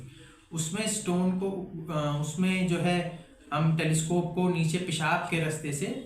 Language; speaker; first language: Hindi; native; Hindi